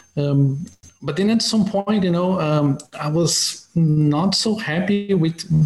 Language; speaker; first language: English; non-native, fluent; Portuguese